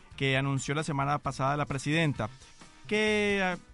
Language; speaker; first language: Spanish; native; Spanish